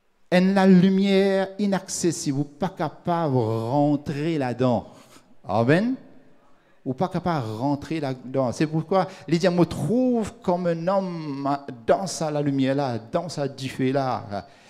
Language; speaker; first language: French; non-native, local second language; Morisyen